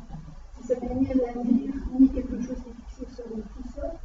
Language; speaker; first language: French; native; French